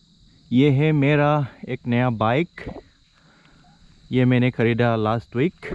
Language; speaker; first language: Hindi; non-native, local second language; Assamese